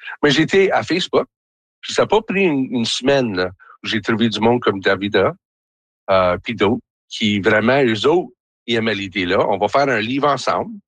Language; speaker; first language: French; native; French